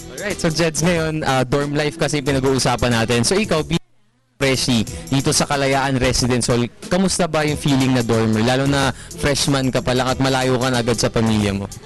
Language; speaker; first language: Filipino; native; Filipino